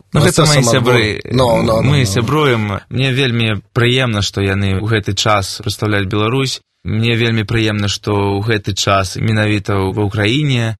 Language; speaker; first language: Belarusian; non-native, local second language; Russian